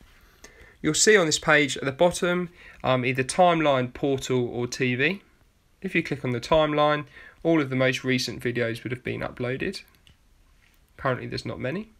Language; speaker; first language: English; native; English